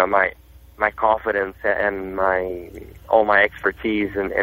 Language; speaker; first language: English; non-native, fluent; Portuguese